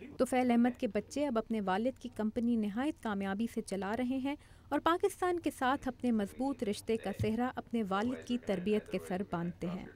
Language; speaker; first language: Urdu; native; Urdu